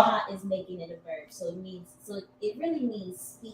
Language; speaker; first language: English; native; English